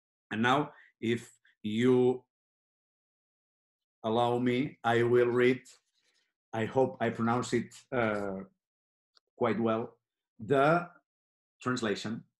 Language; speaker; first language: English; non-native, fluent; Catalan